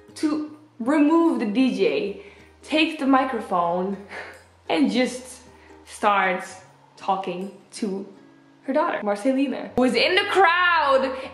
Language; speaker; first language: English; native; English